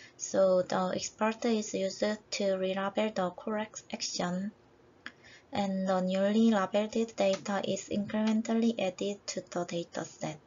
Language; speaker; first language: English; non-native, fluent; Korean